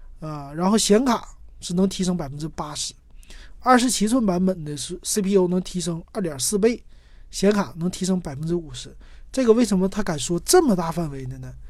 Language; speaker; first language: Chinese; native; Chinese